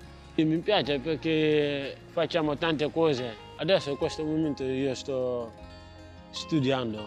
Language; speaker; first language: Italian; non-native, learner; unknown